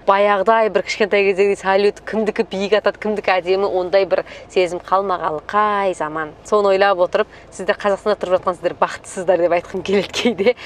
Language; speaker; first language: Kazakh; native; Kazakh